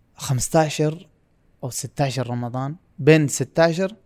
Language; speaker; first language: Arabic; non-native, fluent; Urdu